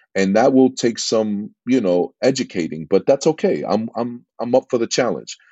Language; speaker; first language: English; native; English